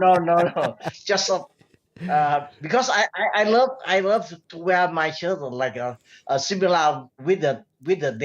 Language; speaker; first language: English; non-native, learner; Thai